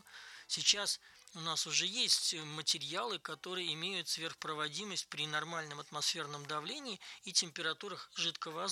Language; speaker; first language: Russian; native; Russian